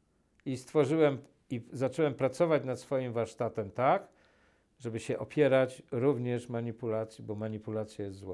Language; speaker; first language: Polish; native; Polish